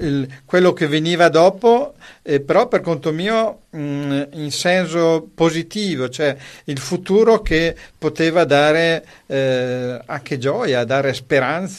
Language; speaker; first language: Italian; native; Italian